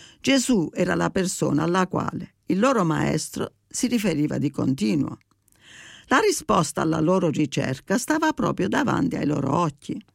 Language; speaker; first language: Italian; early bilingual, heritage; Italian